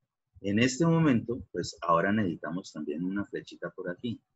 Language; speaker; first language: Spanish; native; Spanish